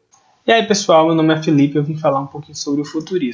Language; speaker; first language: Portuguese; native; Portuguese